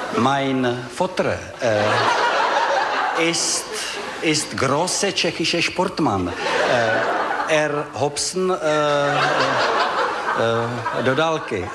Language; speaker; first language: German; non-native, learner; Czech